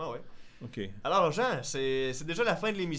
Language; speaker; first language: French; native; French